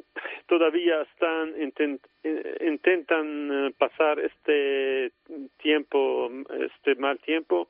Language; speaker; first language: Spanish; non-native, fluent; Arabic